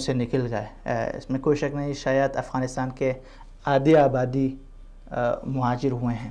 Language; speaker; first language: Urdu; non-native, fluent; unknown